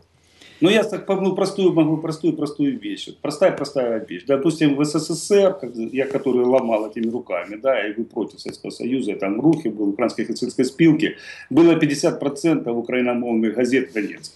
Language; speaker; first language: Russian; native; Russian